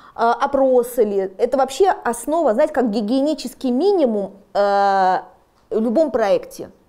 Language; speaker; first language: Russian; native; Russian